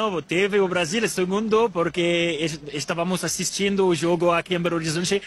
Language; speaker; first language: Portuguese; non-native, learner; French